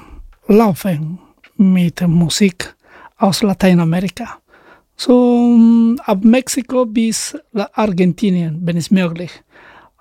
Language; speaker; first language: German; non-native, learner; Spanish